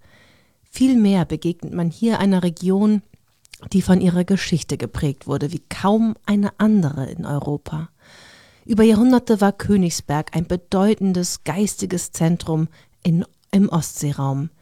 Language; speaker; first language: German; native; German